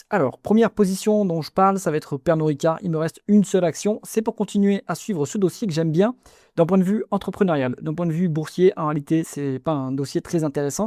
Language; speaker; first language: French; native; French